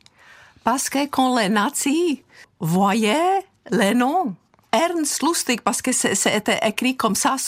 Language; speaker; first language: French; non-native, fluent; Czech